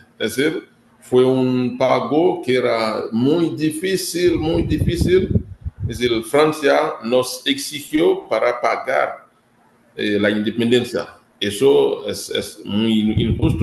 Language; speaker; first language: Spanish; non-native, fluent; Haitian Creole